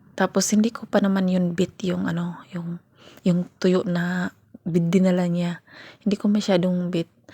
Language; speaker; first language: Filipino; non-native, local second language; Cebuano